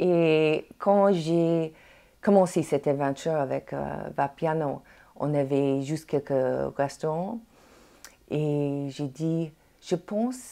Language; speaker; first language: French; non-native, fluent; English